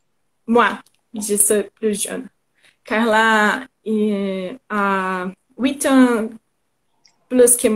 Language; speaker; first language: French; non-native, learner; Portuguese